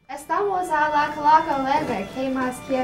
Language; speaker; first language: Spanish; non-native, learner; English